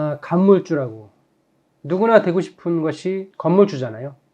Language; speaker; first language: Korean; native; Korean